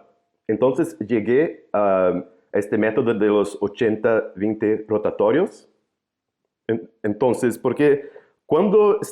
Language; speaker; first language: Spanish; non-native, fluent; Portuguese